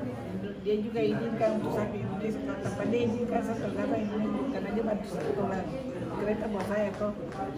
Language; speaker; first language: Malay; non-native, local second language; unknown